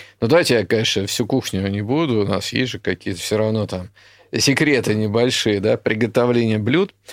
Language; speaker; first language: Russian; native; Russian